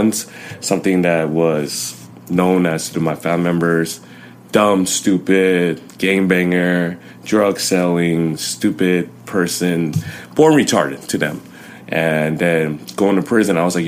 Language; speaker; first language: English; early bilingual, other home language; Vietnamese